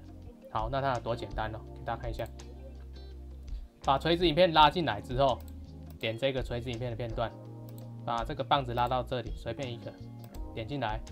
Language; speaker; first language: Chinese; native; Chinese